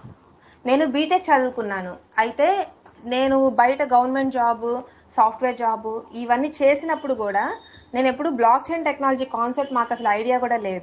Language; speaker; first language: Telugu; native; Telugu